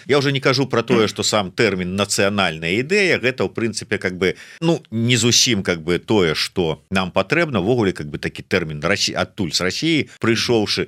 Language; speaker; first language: Belarusian; native; Belarusian